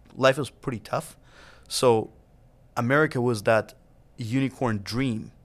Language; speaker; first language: English; non-native, fluent; Russian